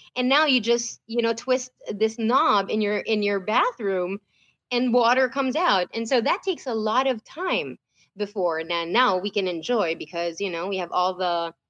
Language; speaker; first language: English; non-native, local second language; Filipino